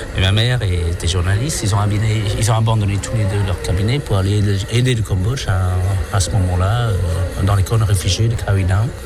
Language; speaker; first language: French; non-native, fluent; Khmer